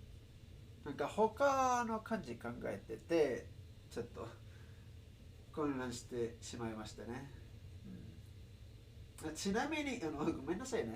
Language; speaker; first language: Japanese; non-native, learner; Spanish